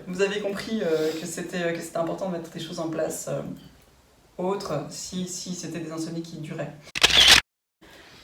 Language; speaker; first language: French; native; French